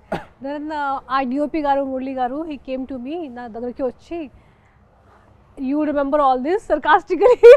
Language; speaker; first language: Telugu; non-native, fluent; Hindi